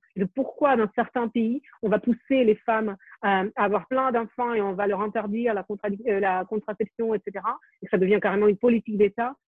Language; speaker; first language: French; non-native, fluent; Ukrainian